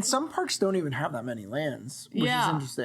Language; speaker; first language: English; native; English